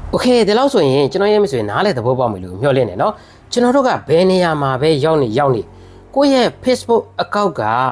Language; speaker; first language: Burmese; native; Burmese